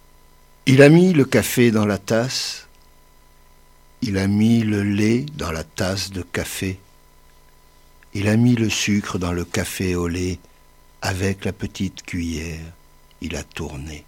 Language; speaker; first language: French; native; French